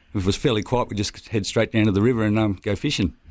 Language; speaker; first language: English; native; English